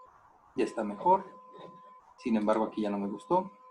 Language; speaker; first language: Spanish; native; Spanish